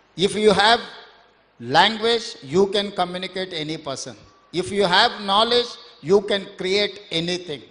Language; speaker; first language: English; non-native, local second language; Telugu